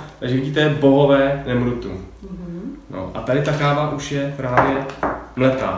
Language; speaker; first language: Czech; native; Czech